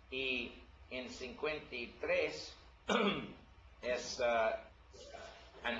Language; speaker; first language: Spanish; non-native, learner; English